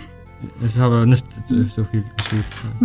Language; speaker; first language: German; non-native, learner; Arabic